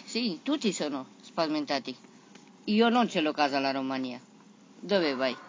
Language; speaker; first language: Italian; non-native, learner; Romanian